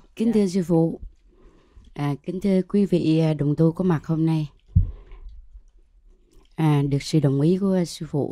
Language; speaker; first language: Vietnamese; native; Vietnamese